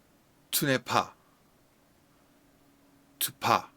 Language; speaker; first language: French; non-native, learner; English